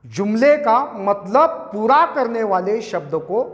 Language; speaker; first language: Hindi; non-native, local second language; Marathi